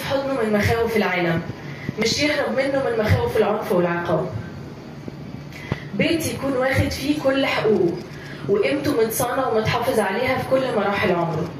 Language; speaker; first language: Arabic; native; Arabic